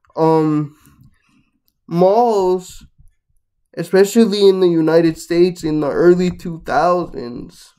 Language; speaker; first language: English; non-native, fluent; Spanish